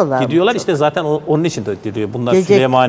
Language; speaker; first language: Turkish; native; Turkish